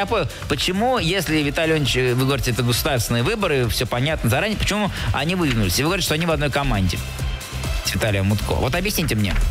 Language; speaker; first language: Russian; native; Russian